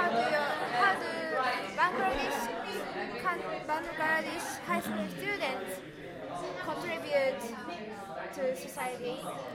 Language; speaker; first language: English; non-native, learner; Japanese